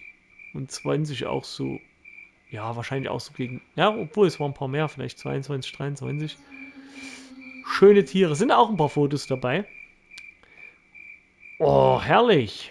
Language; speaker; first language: German; native; German